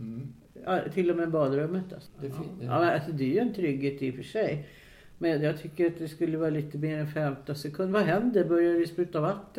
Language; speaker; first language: Swedish; native; Swedish